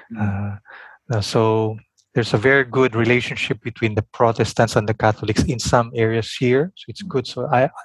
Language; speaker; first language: English; non-native, local second language; Filipino